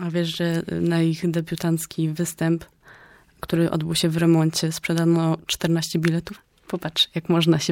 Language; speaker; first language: Polish; native; Polish